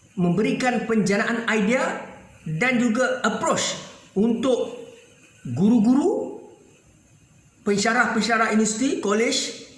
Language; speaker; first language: Malay; native; Malay